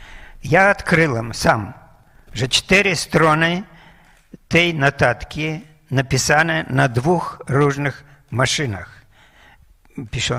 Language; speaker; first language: Polish; non-native, fluent; Russian